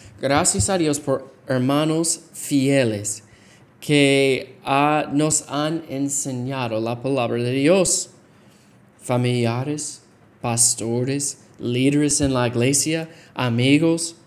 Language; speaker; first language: Spanish; non-native, fluent; English